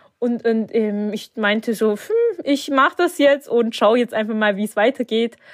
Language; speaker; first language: German; early bilingual, other home language; Turkish